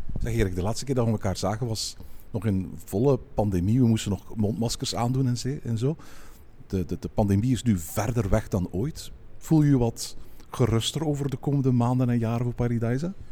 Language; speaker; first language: Dutch; native; Dutch